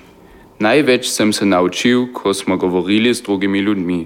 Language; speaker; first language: Slovenian; non-native, learner; German